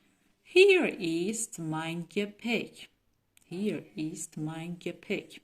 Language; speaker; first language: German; non-native, learner; Persian